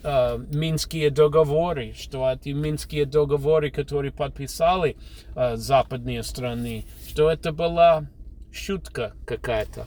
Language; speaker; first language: Russian; non-native, fluent; English